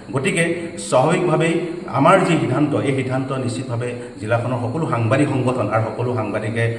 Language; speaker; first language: Assamese; native; Assamese